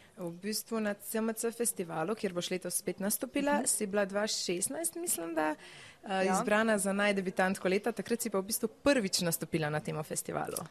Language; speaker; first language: Slovenian; native; Slovenian